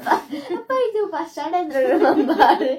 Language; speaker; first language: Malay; early bilingual, heritage; Malay